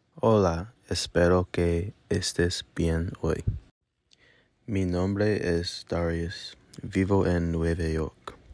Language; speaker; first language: Spanish; non-native, learner; English